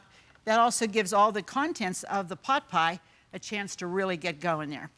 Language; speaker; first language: English; native; English